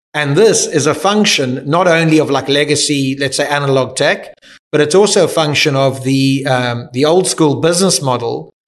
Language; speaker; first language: English; native; English